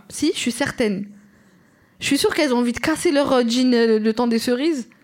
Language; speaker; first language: French; early bilingual, other home language; Arabic